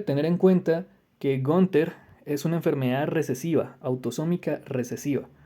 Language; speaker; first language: Spanish; native; Spanish